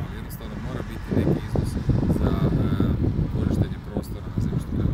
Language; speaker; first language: Croatian; native; Croatian